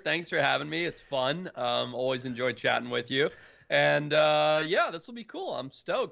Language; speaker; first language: English; native; English